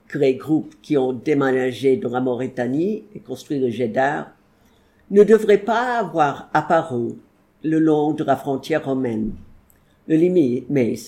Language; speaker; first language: French; non-native, fluent; English